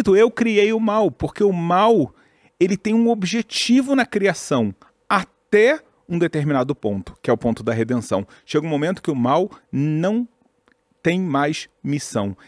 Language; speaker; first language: Portuguese; native; Portuguese